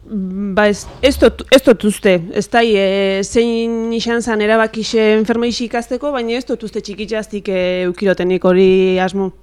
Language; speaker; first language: Basque; native; Basque